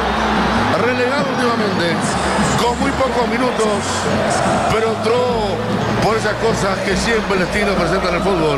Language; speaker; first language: Spanish; native; Spanish